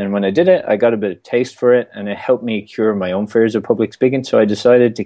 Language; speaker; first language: English; native; English